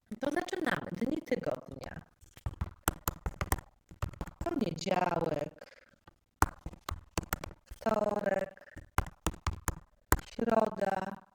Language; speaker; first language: Polish; native; Polish